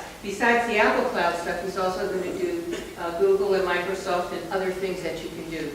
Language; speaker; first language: English; native; English